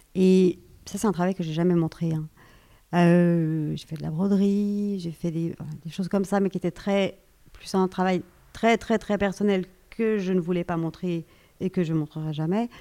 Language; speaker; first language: French; native; French